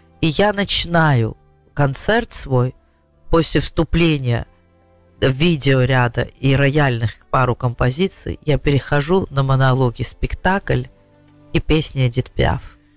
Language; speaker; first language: Russian; non-native, local second language; Georgian